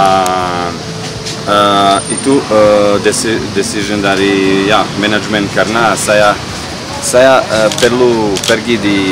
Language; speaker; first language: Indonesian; non-native, learner; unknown